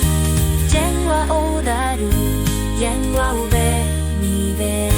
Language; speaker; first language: Catalan; non-native, learner; Russian